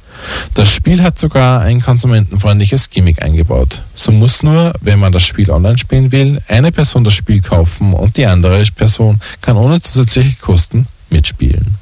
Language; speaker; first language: German; native; German